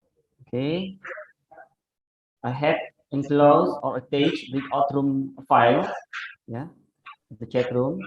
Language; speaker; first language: English; non-native, fluent; Indonesian